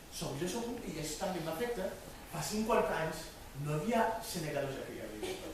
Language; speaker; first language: Catalan; non-native, fluent; Wolof